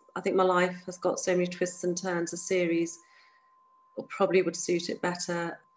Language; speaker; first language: English; native; English